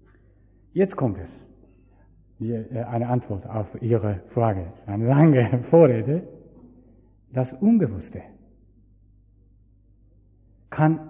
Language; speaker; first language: German; non-native, fluent; Japanese